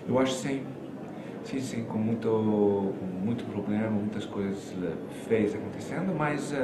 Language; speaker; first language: Portuguese; non-native, fluent; French